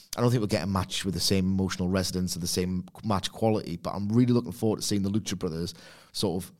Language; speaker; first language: English; native; English